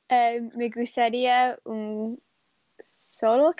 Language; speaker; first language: Spanish; non-native, learner; English